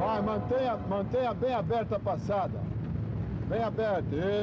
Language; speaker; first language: Portuguese; native; Portuguese